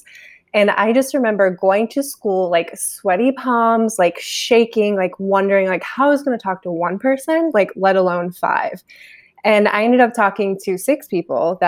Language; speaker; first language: English; native; English